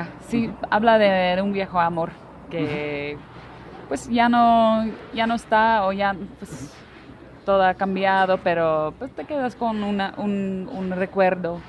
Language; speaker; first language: Spanish; non-native, fluent; Dutch